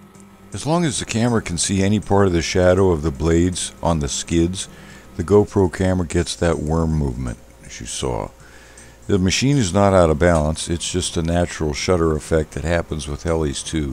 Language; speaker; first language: English; native; English